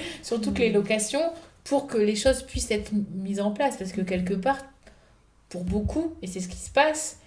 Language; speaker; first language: French; native; French